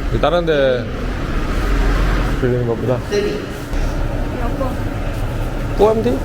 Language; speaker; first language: Korean; native; Korean